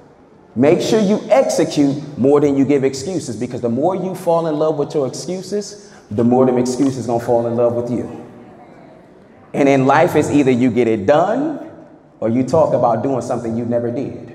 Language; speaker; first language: English; native; English